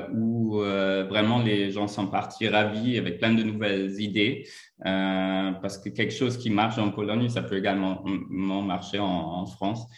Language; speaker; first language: French; non-native, fluent; German